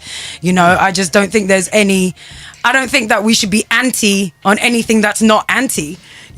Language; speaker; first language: English; native; English